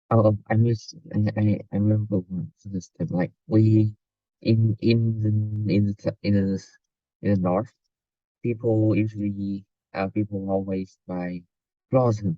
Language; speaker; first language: English; non-native, learner; Vietnamese